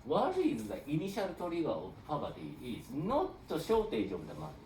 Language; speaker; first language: English; non-native, learner; Japanese